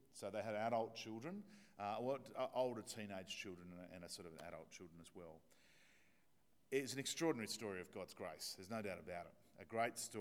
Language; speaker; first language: English; native; English